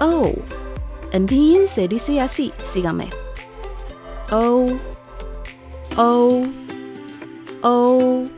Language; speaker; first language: Spanish; non-native, fluent; Chinese